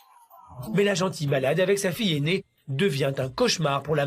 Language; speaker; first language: French; native; French